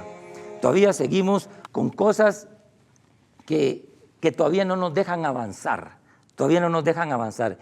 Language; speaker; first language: Spanish; native; Spanish